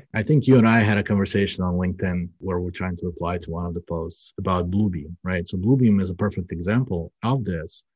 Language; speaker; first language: English; early bilingual, other home language; Russian